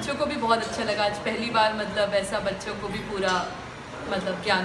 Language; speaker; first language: Hindi; native; Hindi